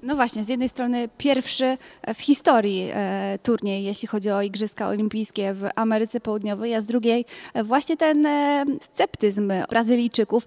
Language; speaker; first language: Polish; native; Polish